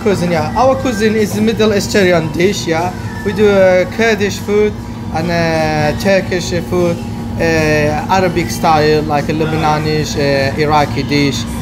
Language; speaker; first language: English; non-native, learner; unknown